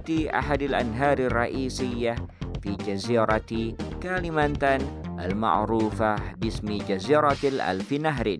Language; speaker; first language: Arabic; non-native, fluent; Indonesian